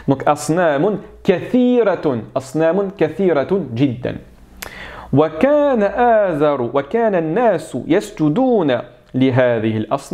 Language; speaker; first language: Arabic; non-native, fluent; French